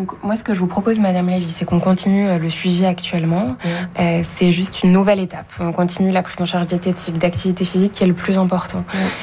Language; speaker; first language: French; native; French